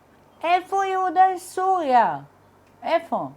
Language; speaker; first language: Hebrew; early bilingual, other home language; Arabic